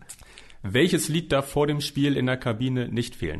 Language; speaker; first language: German; native; German